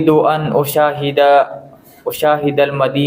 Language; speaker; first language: Arabic; non-native, learner; Filipino